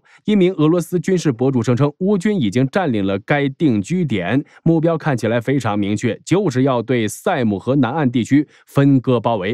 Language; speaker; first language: Chinese; native; Chinese